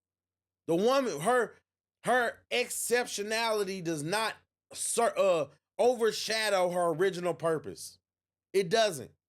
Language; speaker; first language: English; native; English